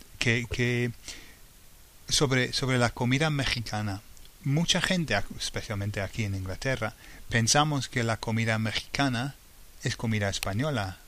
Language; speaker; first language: Spanish; non-native, fluent; English